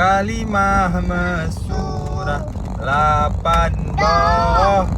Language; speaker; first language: Indonesian; non-native, local second language; Achinese